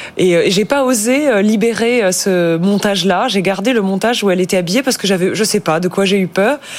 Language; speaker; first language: French; native; French